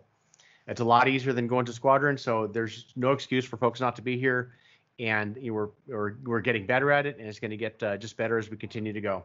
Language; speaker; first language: English; native; English